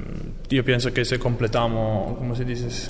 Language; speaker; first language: Spanish; non-native, learner; Italian